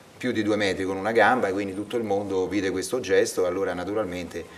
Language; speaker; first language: Italian; native; Italian